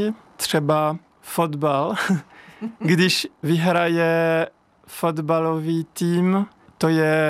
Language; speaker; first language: Czech; non-native, fluent; French